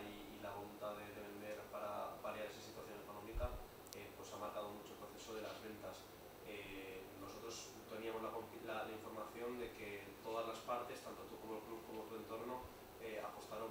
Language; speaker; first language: Spanish; native; Spanish